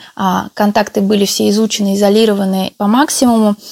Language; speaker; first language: Russian; native; Russian